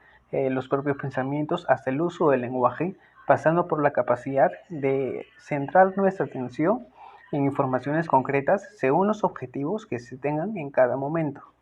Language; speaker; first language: Spanish; native; Spanish